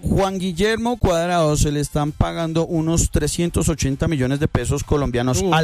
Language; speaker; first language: Spanish; native; Spanish